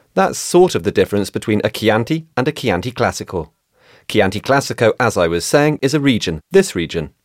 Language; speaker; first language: English; non-native, fluent; Italian